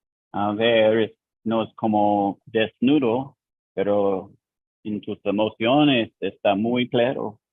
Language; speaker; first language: Spanish; non-native, learner; English